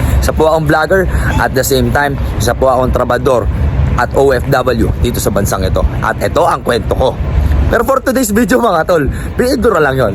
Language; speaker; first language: Filipino; non-native, local second language; Pampanga